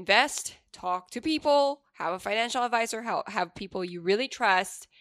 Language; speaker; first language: English; non-native, local second language; Pampanga